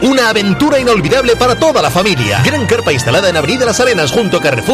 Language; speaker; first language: Spanish; native; Spanish